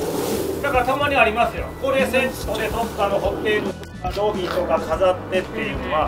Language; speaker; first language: Japanese; native; Japanese